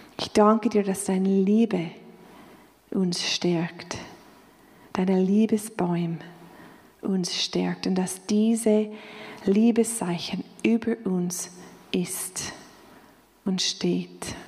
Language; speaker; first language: German; non-native, fluent; English